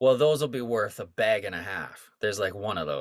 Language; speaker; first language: English; native; English